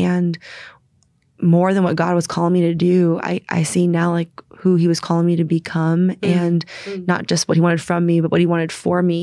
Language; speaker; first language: English; native; English